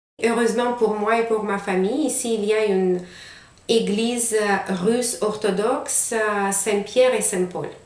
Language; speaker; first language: French; non-native, fluent; Romanian